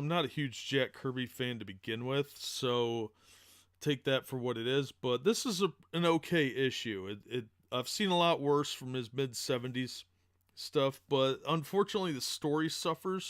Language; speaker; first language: English; native; English